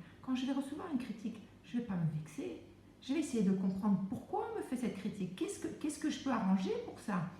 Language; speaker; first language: French; native; French